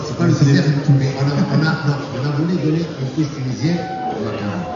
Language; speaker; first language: French; non-native, local second language; Arabic